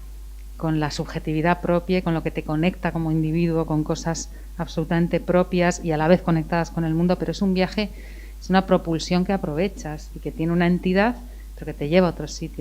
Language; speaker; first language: Spanish; native; Spanish